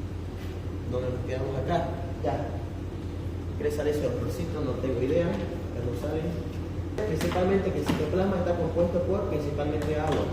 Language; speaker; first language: Spanish; native; Spanish